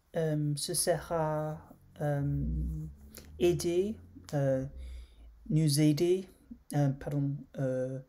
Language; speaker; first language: French; non-native, learner; English